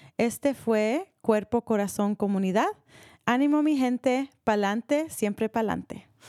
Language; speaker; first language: Spanish; early bilingual, heritage; Spanish